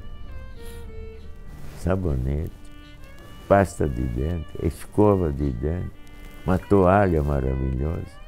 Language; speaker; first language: Portuguese; non-native, fluent; Hungarian